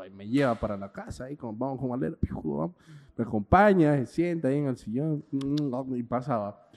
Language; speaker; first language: Spanish; native; Spanish